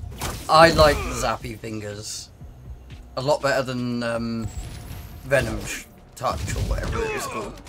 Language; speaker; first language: English; native; English